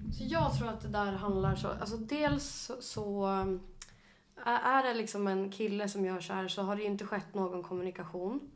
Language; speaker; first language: Swedish; native; Swedish